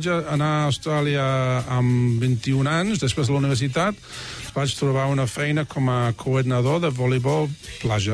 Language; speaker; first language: Catalan; non-native, fluent; English